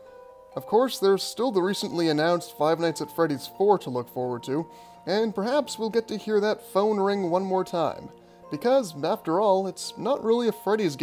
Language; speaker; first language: English; native; English